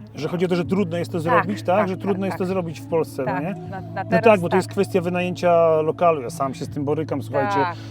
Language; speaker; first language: Polish; native; Polish